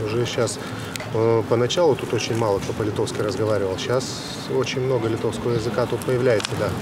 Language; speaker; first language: Russian; native; Russian